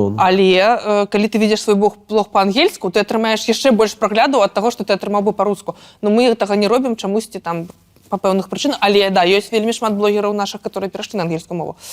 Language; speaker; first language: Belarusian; non-native, local second language; Russian